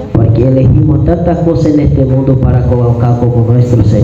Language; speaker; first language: Spanish; native; Spanish